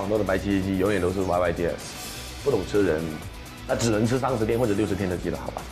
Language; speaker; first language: Chinese; non-native, local second language; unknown